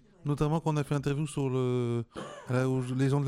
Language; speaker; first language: French; native; French